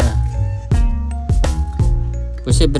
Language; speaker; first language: Portuguese; non-native, learner; Nepali